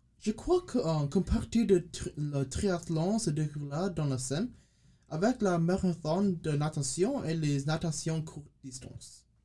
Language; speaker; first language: French; non-native, learner; English